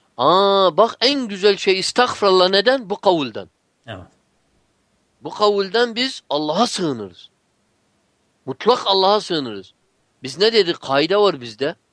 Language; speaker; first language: Turkish; non-native, fluent; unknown